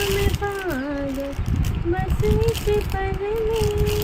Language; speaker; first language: Hindi; non-native, local second language; Marathi